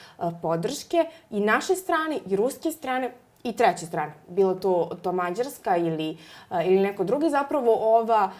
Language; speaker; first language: Serbian; native; Serbian